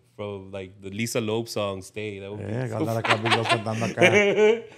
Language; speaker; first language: English; native; English